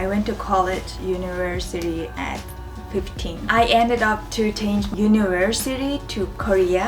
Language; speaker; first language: English; non-native, fluent; Mongolian